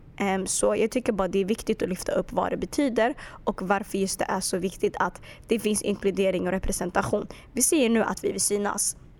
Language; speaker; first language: Swedish; early bilingual, other home language; Arabic